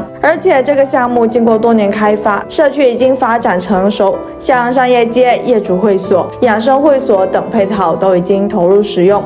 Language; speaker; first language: Chinese; native; Chinese